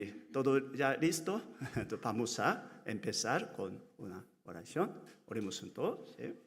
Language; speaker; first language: Spanish; non-native, learner; Korean